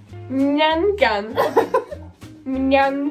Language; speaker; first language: English; non-native, learner; Czech